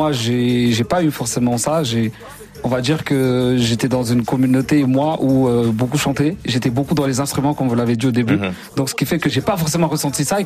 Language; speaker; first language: French; non-native, local second language; Ngazidja Comorian